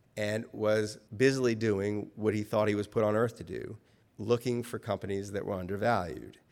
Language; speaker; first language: English; native; English